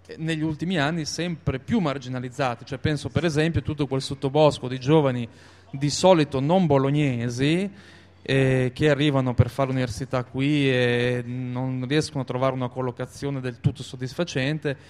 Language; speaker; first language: Italian; native; Italian